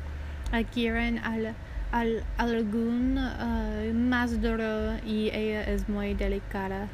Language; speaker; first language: Spanish; non-native, learner; English